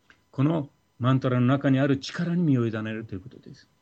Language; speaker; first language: Japanese; native; Japanese